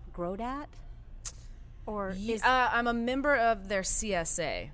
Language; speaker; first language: English; native; English